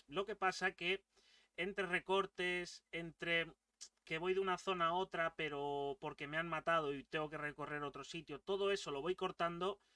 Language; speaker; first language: Spanish; native; Spanish